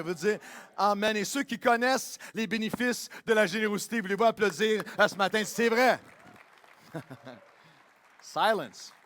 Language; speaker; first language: French; native; French